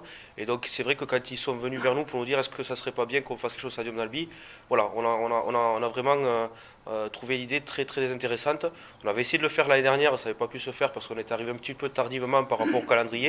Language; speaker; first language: French; native; French